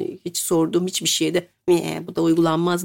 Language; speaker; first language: Turkish; native; Turkish